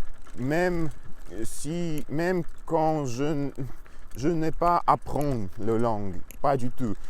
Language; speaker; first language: French; non-native, learner; Russian